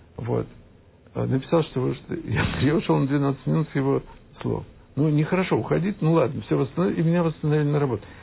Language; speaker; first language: Russian; native; Russian